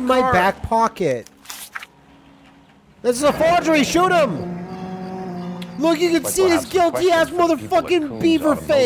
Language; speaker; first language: English; native; English